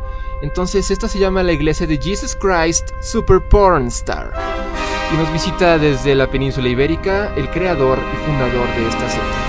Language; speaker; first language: Spanish; native; Spanish